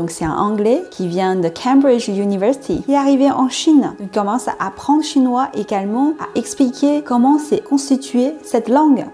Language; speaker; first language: French; non-native, learner; Chinese